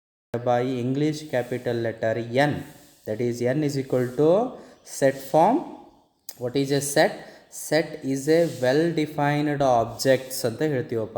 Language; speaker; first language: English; non-native, local second language; Kannada